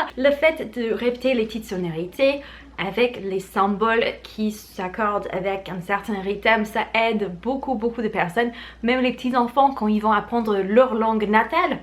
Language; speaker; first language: French; non-native, fluent; English